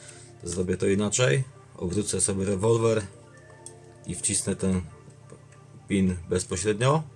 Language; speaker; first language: Polish; native; Polish